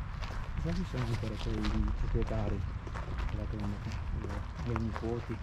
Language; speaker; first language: Italian; native; Italian